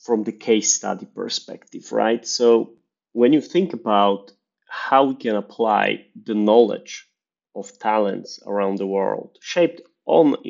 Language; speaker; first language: English; non-native, fluent; Polish